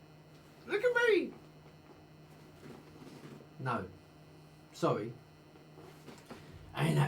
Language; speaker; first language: English; native; English